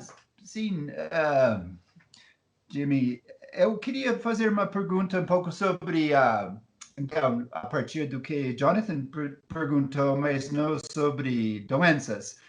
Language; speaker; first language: Portuguese; non-native, fluent; English